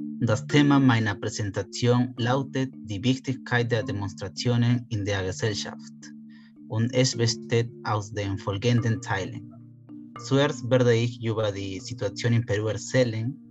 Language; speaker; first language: German; non-native, fluent; Spanish